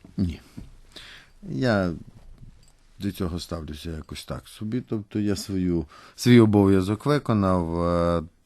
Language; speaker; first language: Ukrainian; native; Ukrainian